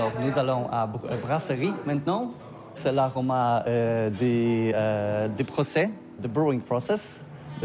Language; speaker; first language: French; non-native, learner; Polish